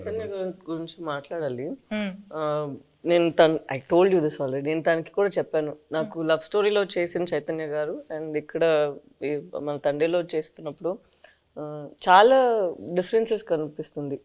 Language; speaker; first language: Telugu; non-native, fluent; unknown